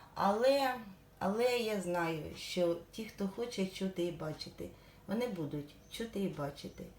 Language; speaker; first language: Ukrainian; non-native, local second language; Russian